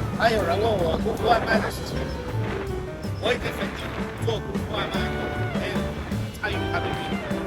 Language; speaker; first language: Chinese; native; Chinese